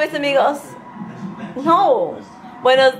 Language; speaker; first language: Spanish; early bilingual, heritage; Spanish